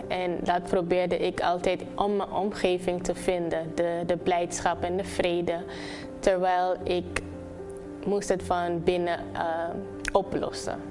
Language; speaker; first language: Dutch; non-native, local second language; Papiamento